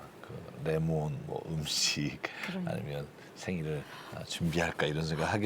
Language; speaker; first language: Korean; native; Korean